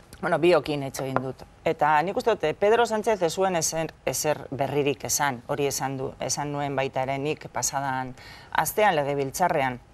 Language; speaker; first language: Basque; non-native, local second language; Spanish